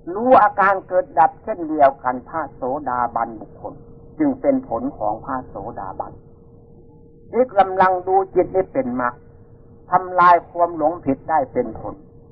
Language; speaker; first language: Thai; non-native, local second language; Northeastern Thai